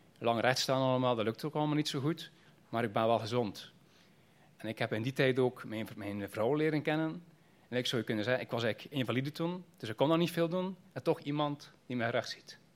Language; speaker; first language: Dutch; native; Dutch